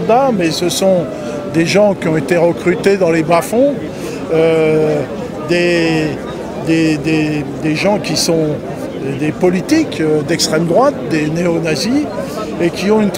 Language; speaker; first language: French; native; French